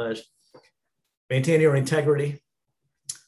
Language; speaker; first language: English; non-native, local second language; Tamil